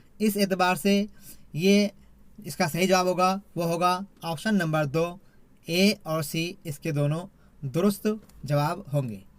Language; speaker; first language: Urdu; native; Urdu